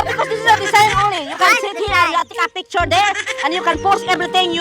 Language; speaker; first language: English; non-native, learner; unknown